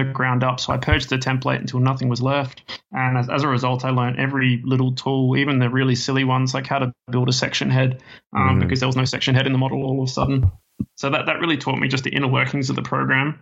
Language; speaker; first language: English; native; English